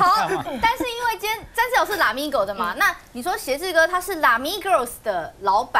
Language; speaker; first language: Chinese; native; Chinese